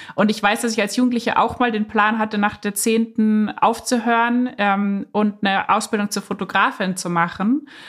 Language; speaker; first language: German; native; German